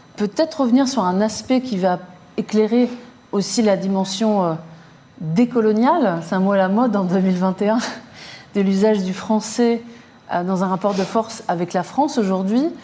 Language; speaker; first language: French; native; French